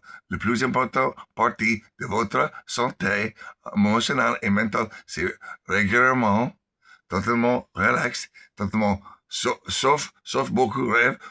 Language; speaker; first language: French; non-native, learner; English